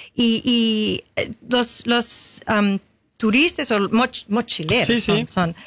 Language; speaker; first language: Spanish; non-native, fluent; English